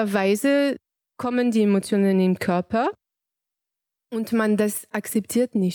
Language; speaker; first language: German; non-native, fluent; French